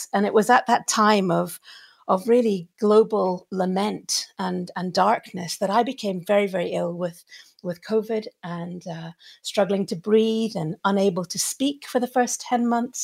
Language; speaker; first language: English; native; English